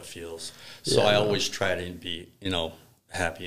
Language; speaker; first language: English; native; English